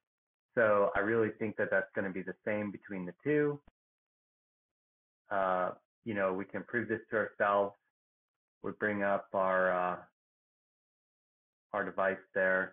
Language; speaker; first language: English; native; English